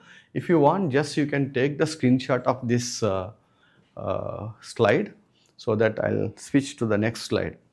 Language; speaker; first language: English; non-native, local second language; Telugu